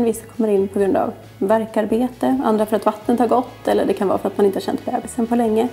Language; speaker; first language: Swedish; native; Swedish